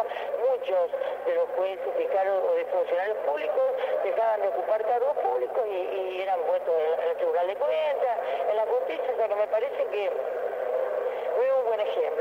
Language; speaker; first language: Spanish; native; Spanish